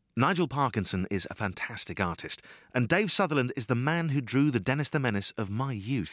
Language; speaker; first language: English; native; English